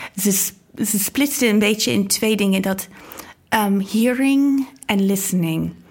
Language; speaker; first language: Dutch; non-native, fluent; English